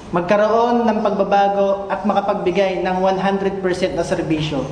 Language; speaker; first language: Filipino; native; Filipino